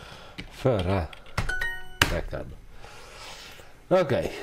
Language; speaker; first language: Swedish; non-native, learner; English